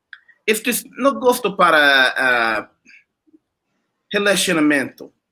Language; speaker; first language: Portuguese; non-native, learner; English